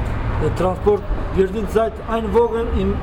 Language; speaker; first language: German; non-native, learner; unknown